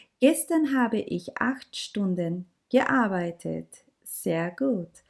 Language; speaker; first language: German; non-native, learner; Turkish